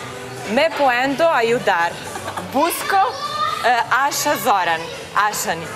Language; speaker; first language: Spanish; non-native, learner; Serbian